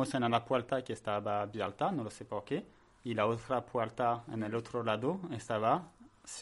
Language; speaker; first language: Spanish; non-native, learner; French